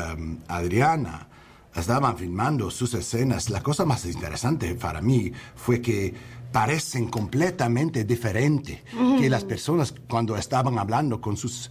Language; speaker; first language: Spanish; non-native, learner; English